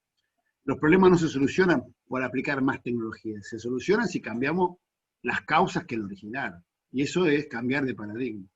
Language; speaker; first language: Spanish; native; Spanish